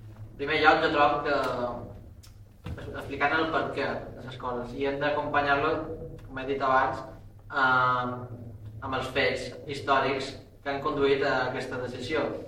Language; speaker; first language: Catalan; native; Catalan